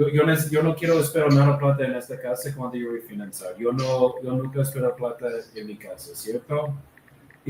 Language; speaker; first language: Spanish; non-native, learner; English